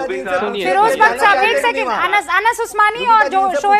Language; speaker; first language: Hindi; native; Hindi